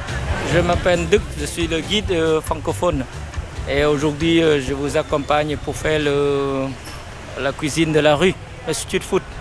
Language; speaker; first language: French; non-native, fluent; Vietnamese